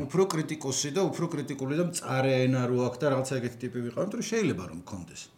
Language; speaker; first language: Georgian; native; Georgian